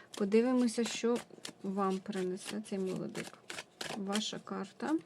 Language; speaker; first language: Ukrainian; non-native, local second language; Russian